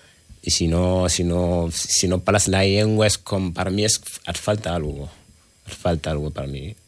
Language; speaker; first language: Catalan; non-native, learner; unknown